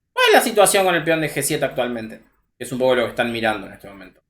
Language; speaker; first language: Spanish; native; Spanish